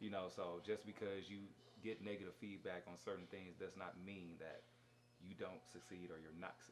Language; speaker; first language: English; native; English